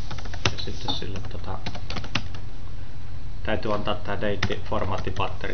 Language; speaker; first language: Finnish; native; Finnish